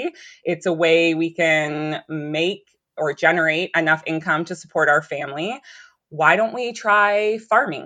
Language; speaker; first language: English; native; English